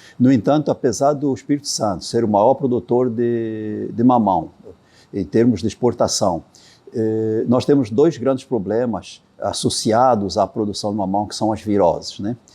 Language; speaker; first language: Portuguese; native; Portuguese